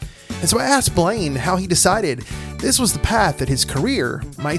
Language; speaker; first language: English; native; English